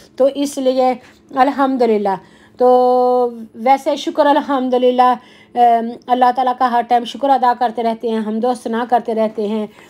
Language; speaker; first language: Urdu; non-native, local second language; Punjabi